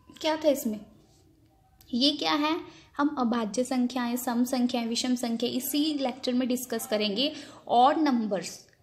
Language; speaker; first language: Hindi; non-native, local second language; Punjabi